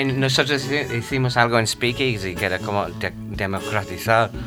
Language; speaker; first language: Spanish; non-native, fluent; English